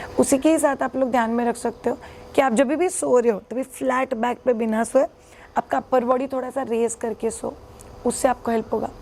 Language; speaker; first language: Hindi; non-native, local second language; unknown